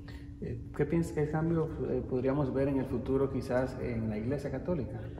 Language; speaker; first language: Spanish; native; Spanish